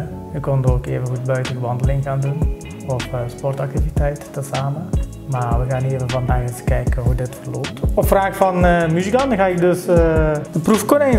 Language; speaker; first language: Dutch; early bilingual, other home language; Turkish